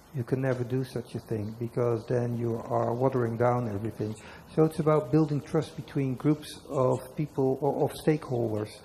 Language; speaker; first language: English; non-native, fluent; Dutch